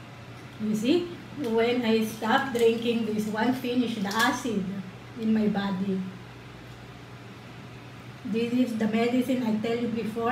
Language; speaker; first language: English; non-native, learner; Filipino